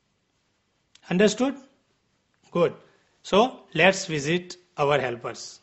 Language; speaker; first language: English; non-native, local second language; Gujarati